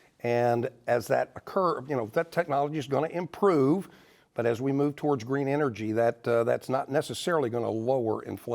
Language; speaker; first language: English; native; English